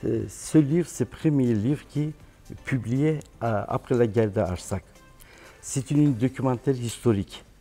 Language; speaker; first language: French; non-native, learner; Turkish